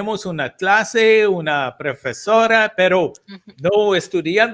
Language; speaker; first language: Spanish; non-native, learner; English